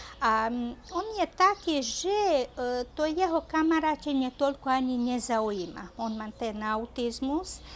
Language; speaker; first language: Slovak; native; Slovak